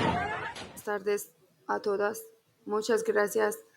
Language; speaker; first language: Spanish; non-native, learner; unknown